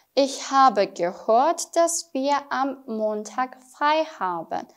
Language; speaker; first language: German; non-native, fluent; Persian